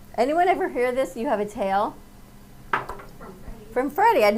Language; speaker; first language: English; native; English